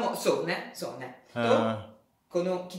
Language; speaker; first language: Japanese; non-native, learner; Italian